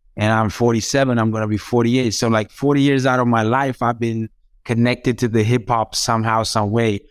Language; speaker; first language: English; non-native, fluent; Croatian